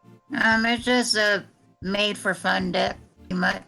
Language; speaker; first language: English; native; English